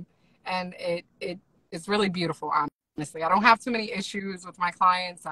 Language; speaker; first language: English; native; English